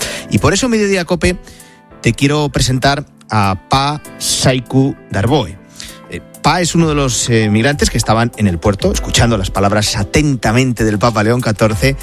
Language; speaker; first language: Spanish; native; Spanish